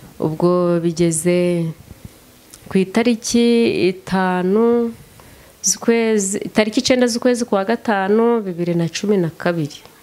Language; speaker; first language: Kinyarwanda; native; Kinyarwanda